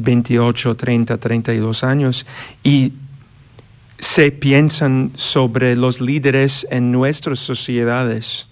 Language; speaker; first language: Spanish; non-native, fluent; English